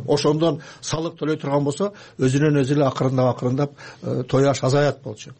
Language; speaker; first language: Kyrgyz; native; Kyrgyz